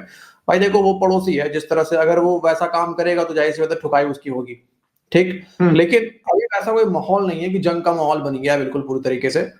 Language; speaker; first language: Hindi; native; Hindi